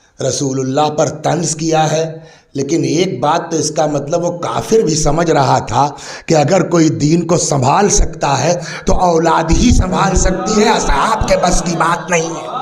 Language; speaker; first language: Urdu; native; Urdu